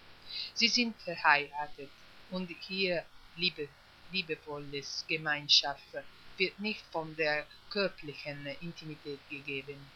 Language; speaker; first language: German; non-native, fluent; Italian